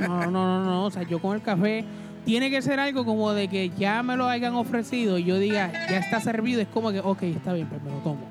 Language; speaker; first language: Spanish; native; Spanish